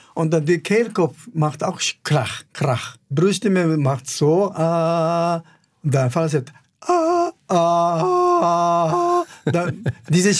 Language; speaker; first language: German; non-native, fluent; Japanese